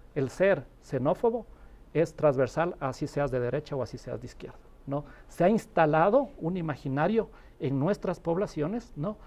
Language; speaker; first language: Spanish; native; Spanish